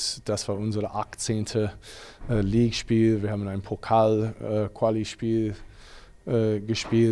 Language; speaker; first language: German; non-native, fluent; English